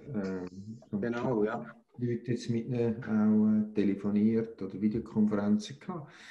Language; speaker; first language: German; native; German